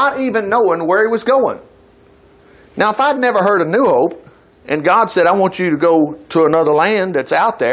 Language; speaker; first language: English; native; English